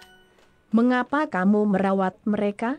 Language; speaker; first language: Indonesian; non-native, learner; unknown